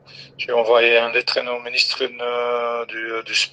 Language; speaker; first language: French; non-native, fluent; Dutch